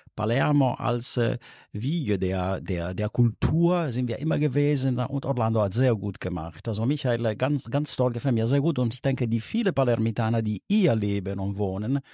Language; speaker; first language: German; non-native, fluent; Italian